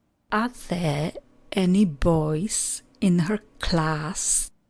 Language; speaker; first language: English; non-native, fluent; Czech